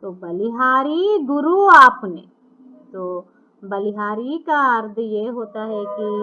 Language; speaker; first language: Hindi; non-native, local second language; Telugu